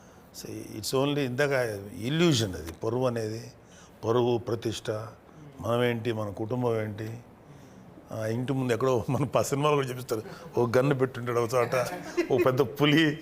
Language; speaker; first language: Telugu; native; Telugu